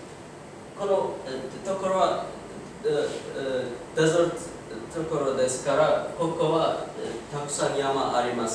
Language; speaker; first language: Japanese; non-native, learner; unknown